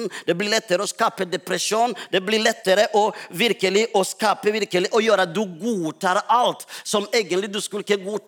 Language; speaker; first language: Norwegian; non-native, fluent; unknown